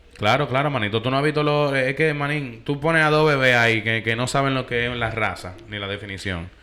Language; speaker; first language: Spanish; early bilingual, heritage; Spanish